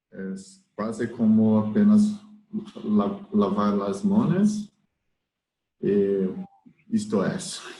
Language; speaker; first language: Spanish; non-native, learner; Portuguese